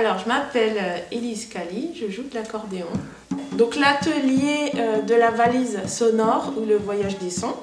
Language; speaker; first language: French; native; French